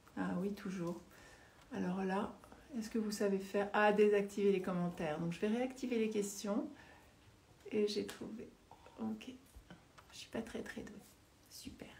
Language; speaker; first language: French; native; French